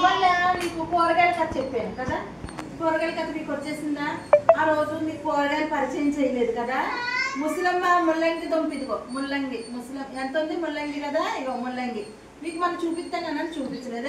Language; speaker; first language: Telugu; native; Telugu